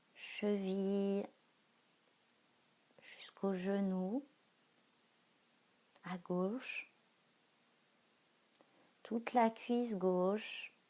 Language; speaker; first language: French; native; French